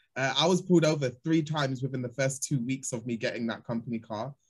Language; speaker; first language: English; native; English